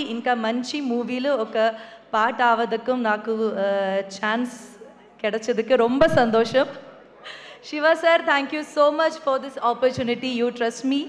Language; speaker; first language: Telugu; non-native, learner; Malayalam